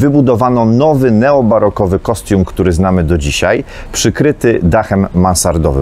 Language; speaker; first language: Polish; native; Polish